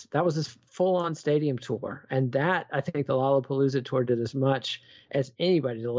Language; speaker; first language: English; native; English